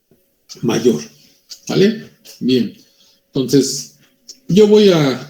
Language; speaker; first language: Spanish; native; Spanish